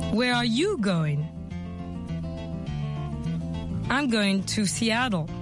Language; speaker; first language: English; non-native, fluent; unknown